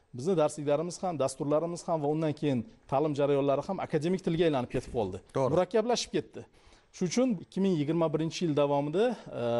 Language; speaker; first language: Uzbek; native; Uzbek